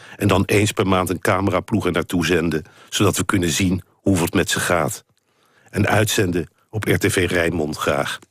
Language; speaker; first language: Dutch; native; Dutch